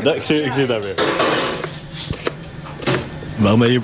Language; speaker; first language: Dutch; native; Dutch